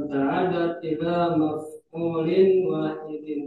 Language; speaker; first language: Arabic; non-native, learner; Indonesian